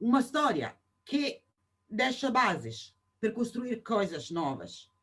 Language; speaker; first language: Portuguese; non-native, fluent; Italian